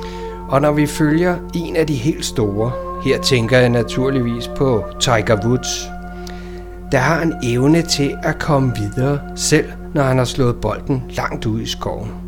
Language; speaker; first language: Danish; native; Danish